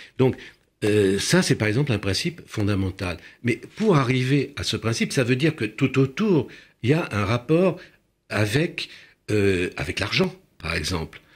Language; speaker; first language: French; early bilingual, other home language; Romanian